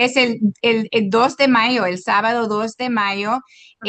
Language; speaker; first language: Spanish; non-native, local second language; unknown